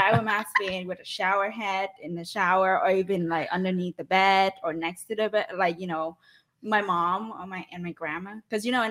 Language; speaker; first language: English; non-native, fluent; Vietnamese